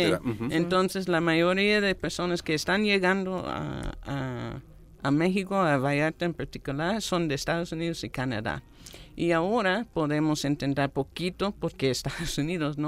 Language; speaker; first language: Spanish; non-native, fluent; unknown